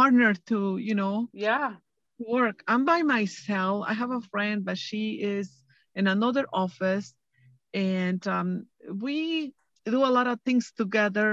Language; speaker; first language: English; non-native, fluent; Spanish